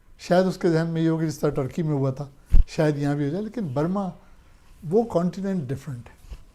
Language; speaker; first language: Urdu; native; Urdu